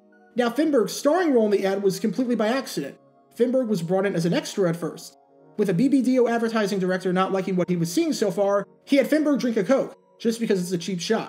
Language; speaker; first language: English; native; English